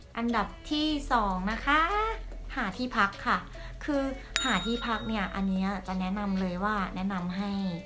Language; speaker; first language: Thai; native; Thai